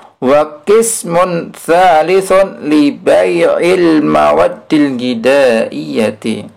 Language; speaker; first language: Arabic; non-native, fluent; Indonesian